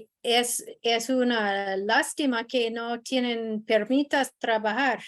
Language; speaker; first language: Spanish; non-native, learner; English